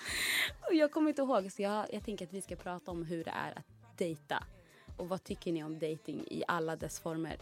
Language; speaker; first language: Swedish; native; Swedish